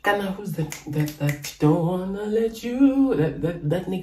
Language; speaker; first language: English; non-native, local second language; Zulu